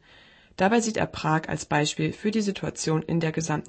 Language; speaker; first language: German; native; German